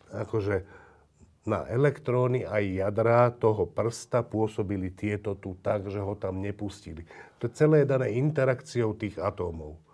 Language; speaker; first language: Slovak; native; Slovak